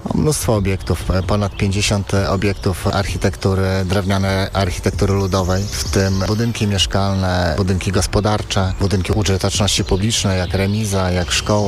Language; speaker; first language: Polish; native; Polish